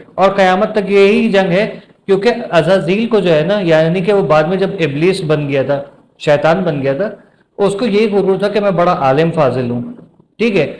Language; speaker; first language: Urdu; native; Urdu